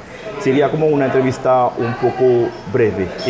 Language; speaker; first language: Spanish; non-native, fluent; Haitian Creole